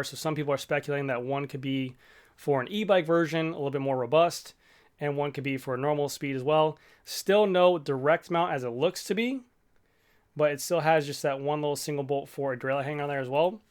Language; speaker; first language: English; native; English